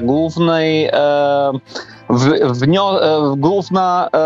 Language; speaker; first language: Polish; non-native, fluent; Ukrainian